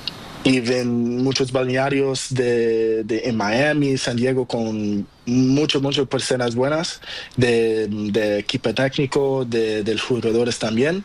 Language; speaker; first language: Spanish; non-native, learner; Portuguese